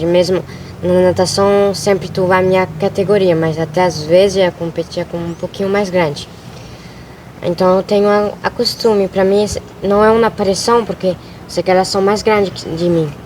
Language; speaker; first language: Portuguese; early bilingual, other home language; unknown